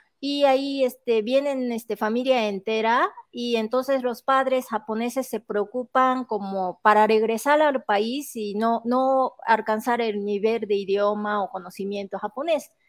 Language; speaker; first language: Spanish; non-native, fluent; Japanese